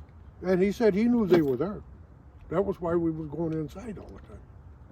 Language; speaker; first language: English; native; English